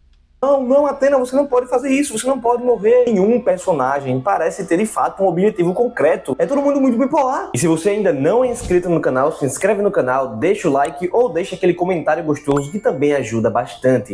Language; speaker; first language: Portuguese; native; Portuguese